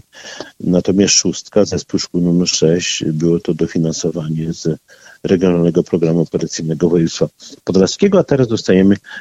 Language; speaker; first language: Polish; native; Polish